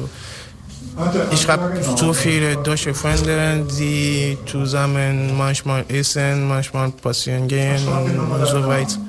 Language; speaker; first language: German; non-native, learner; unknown